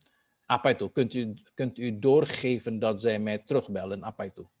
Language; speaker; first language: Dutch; non-native, fluent; Indonesian